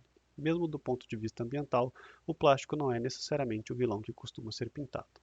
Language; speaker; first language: Portuguese; native; Portuguese